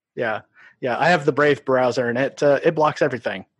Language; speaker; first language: English; native; English